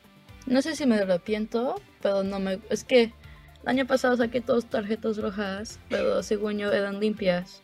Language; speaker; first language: Spanish; early bilingual, heritage; Spanish